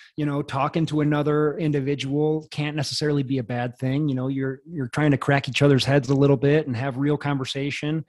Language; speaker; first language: English; native; English